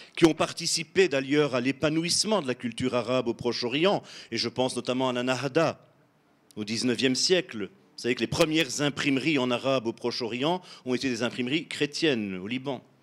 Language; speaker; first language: French; native; French